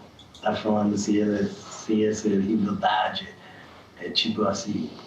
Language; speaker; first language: Portuguese; non-native, learner; English